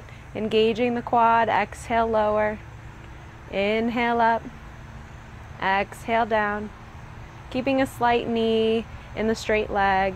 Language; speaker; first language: English; native; English